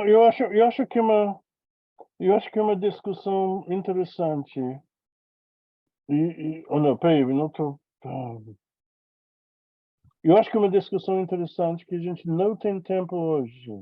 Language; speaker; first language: Portuguese; non-native, fluent; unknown